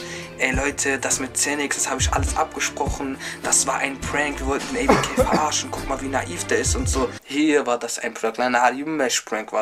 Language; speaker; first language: German; native; German